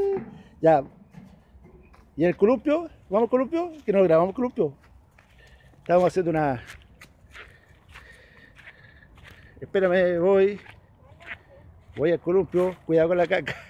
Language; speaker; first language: Spanish; native; Spanish